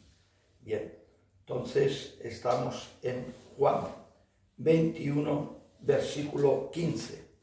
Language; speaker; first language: Spanish; native; Spanish